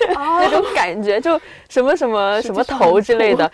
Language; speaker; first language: Chinese; native; Chinese